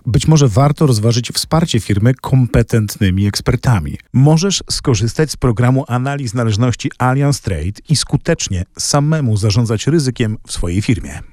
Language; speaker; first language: Polish; native; Polish